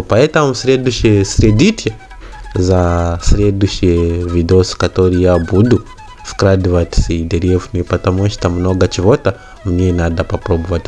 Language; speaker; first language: Russian; non-native, learner; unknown